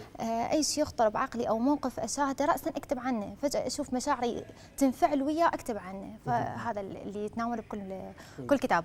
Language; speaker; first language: Arabic; native; Arabic